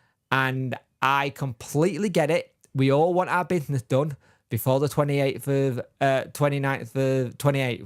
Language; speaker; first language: English; native; English